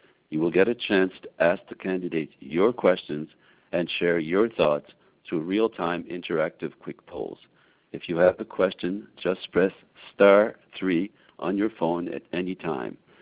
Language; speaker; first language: English; native; English